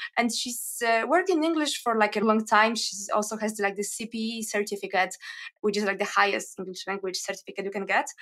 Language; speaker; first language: English; non-native, fluent; Polish